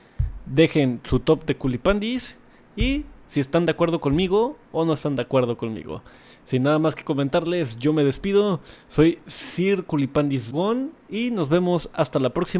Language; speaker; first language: Spanish; native; Spanish